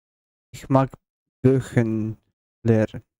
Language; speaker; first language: German; non-native, learner; Russian